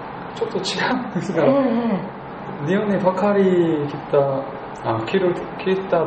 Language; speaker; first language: Japanese; non-native, learner; Korean